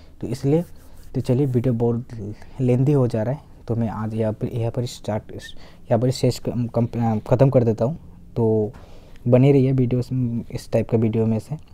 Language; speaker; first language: Hindi; non-native, local second language; Bangla